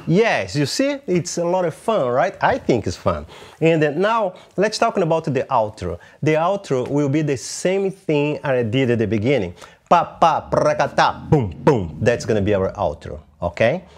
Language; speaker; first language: English; non-native, fluent; Portuguese